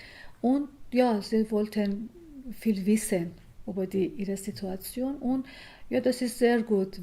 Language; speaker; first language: German; non-native, learner; Persian